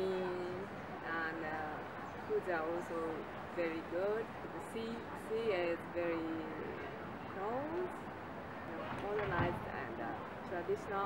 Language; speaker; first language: English; non-native, learner; Japanese